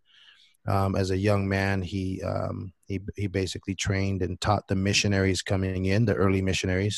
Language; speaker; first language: English; non-native, fluent; Samoan